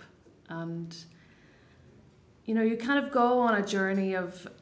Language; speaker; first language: English; non-native, local second language; Irish